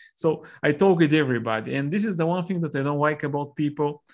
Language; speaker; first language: English; non-native, fluent; Bulgarian